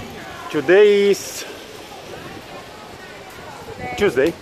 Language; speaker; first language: English; non-native, fluent; Portuguese